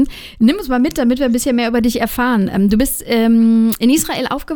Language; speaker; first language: German; native; German